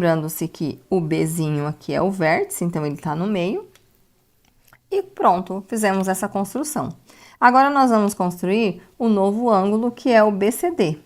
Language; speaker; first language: Portuguese; native; Portuguese